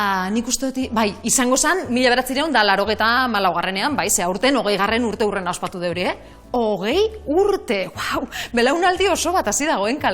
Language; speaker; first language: Basque; native; Basque